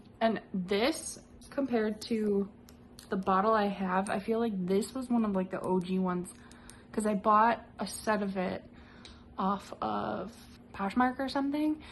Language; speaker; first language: English; native; English